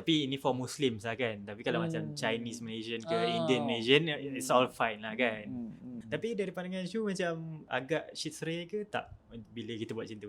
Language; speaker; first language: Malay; native; Malay